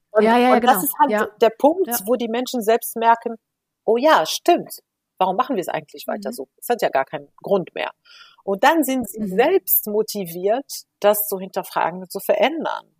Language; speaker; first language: German; non-native, fluent; Arabic